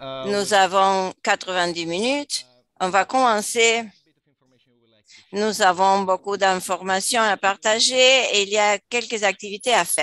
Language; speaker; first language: French; non-native, fluent; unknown